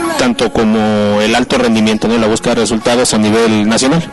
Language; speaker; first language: Spanish; native; Spanish